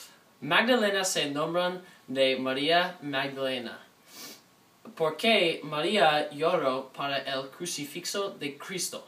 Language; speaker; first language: Spanish; non-native, learner; English